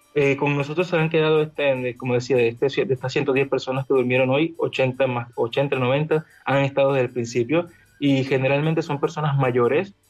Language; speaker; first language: Spanish; native; Spanish